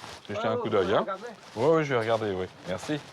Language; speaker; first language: French; native; French